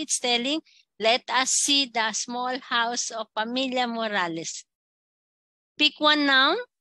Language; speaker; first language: English; non-native, local second language; Filipino